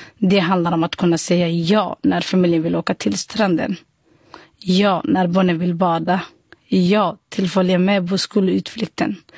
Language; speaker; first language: Swedish; non-native, fluent; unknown